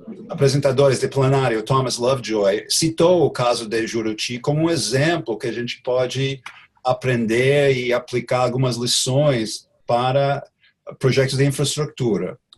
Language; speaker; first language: Portuguese; non-native, fluent; English